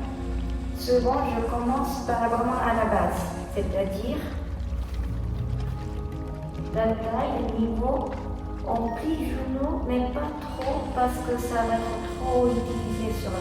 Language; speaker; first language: French; non-native, learner; Japanese